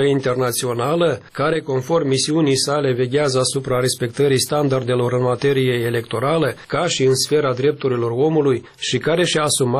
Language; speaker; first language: Romanian; native; Romanian